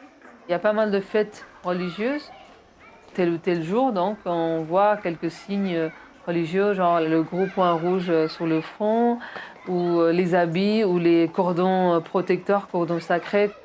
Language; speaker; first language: French; non-native, fluent; Nepali